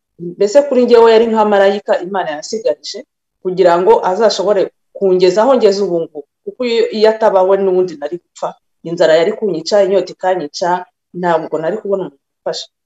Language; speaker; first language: Kinyarwanda; early bilingual, other home language; Rundi